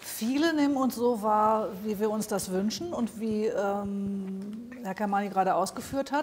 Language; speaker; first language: German; native; German